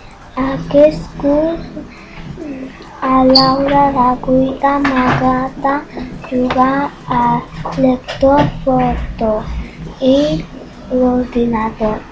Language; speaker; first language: Catalan; early bilingual, other home language; Chinese